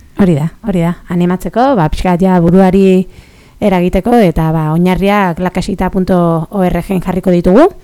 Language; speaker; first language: Basque; native; Basque